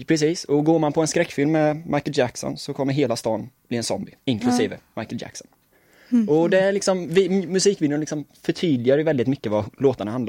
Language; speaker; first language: Swedish; native; Swedish